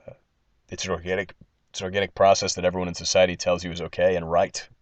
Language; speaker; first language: English; native; English